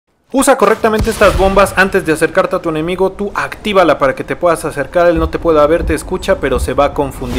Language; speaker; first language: Spanish; native; Spanish